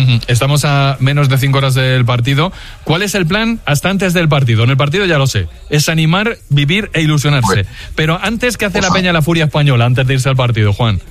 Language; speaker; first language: Spanish; native; Spanish